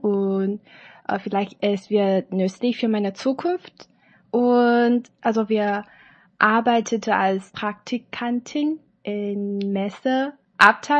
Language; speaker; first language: German; non-native, learner; Chinese